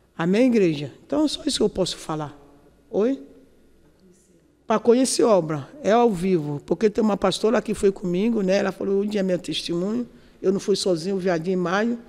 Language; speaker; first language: Portuguese; non-native, learner; Yoruba